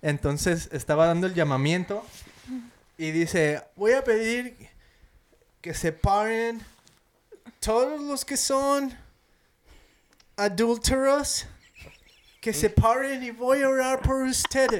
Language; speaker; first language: Spanish; early bilingual, heritage; Spanish